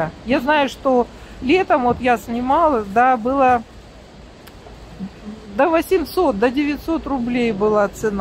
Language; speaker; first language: Russian; native; Russian